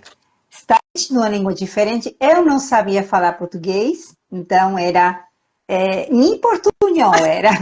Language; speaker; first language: Portuguese; non-native, fluent; Spanish